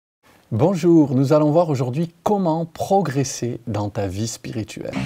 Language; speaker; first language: French; native; French